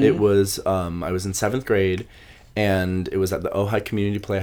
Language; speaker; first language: English; native; English